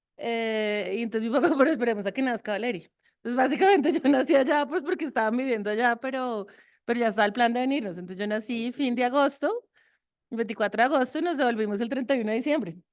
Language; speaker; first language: Spanish; early bilingual, other home language; French